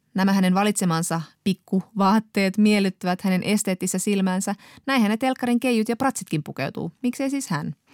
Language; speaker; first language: Finnish; native; Finnish